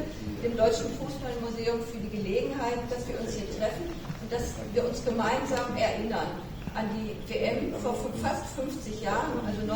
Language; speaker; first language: German; native; German